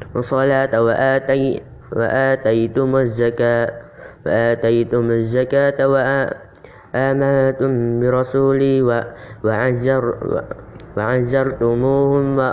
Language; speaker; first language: Arabic; non-native, learner; Indonesian